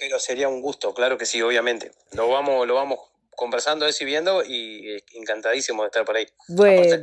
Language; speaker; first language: Spanish; native; Spanish